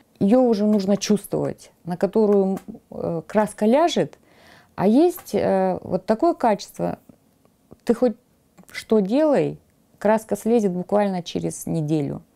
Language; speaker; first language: Russian; native; Russian